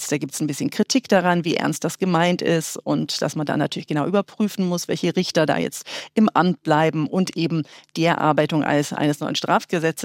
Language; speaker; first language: German; native; German